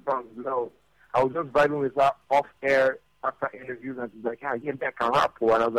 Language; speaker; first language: English; non-native, local second language; Yoruba